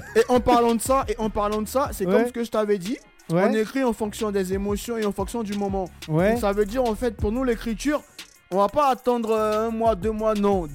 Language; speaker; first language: French; native; French